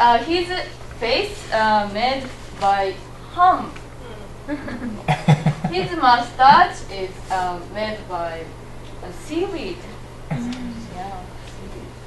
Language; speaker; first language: English; non-native, learner; Japanese